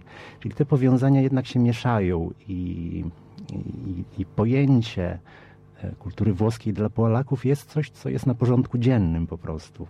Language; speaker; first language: Polish; early bilingual, heritage; Polish